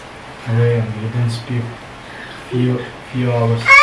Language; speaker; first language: English; non-native, learner; Russian